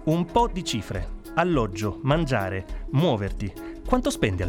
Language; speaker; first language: Italian; native; Italian